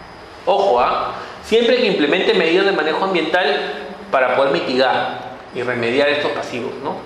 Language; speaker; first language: Spanish; native; Spanish